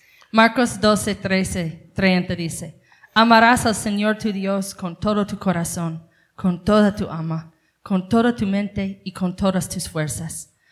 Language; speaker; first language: Spanish; non-native, fluent; English